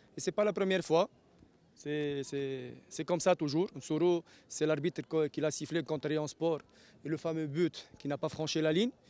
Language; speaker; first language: French; non-native, local second language; Arabic